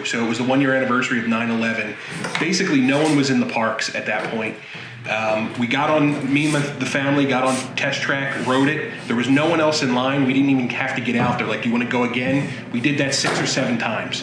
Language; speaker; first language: English; native; English